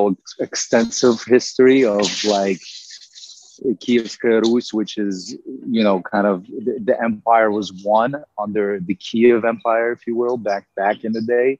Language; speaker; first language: English; non-native, fluent; Russian